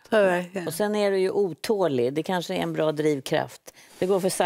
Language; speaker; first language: Swedish; native; Swedish